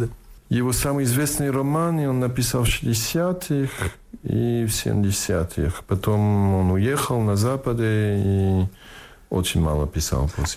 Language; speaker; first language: Russian; non-native, fluent; English